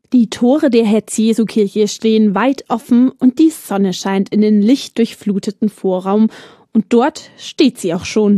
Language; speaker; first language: German; native; German